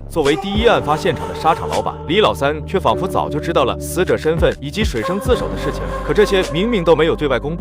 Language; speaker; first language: Chinese; native; Chinese